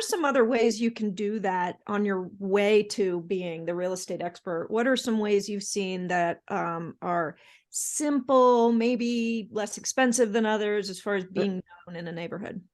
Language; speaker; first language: English; native; English